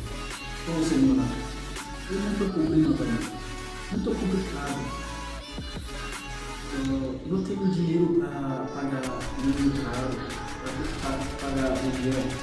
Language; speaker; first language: Portuguese; non-native, learner; Haitian Creole